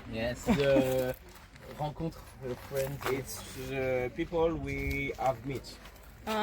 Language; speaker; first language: English; non-native, learner; French